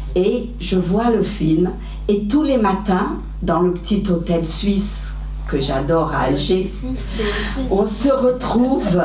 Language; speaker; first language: French; early bilingual, other home language; Arabic